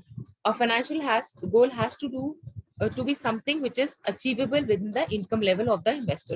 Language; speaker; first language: English; non-native, local second language; Hindi